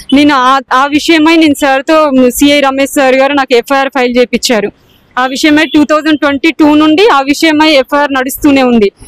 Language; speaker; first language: Telugu; native; Telugu